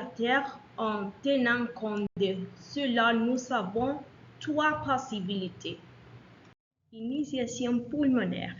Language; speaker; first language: French; non-native, learner; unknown